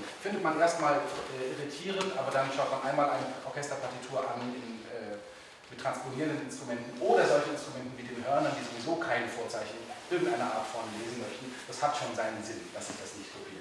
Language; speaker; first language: German; native; German